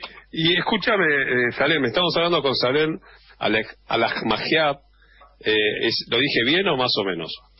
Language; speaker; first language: Spanish; native; Spanish